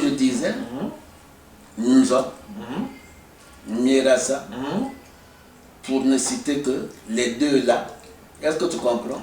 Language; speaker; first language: French; non-native, local second language; Lingala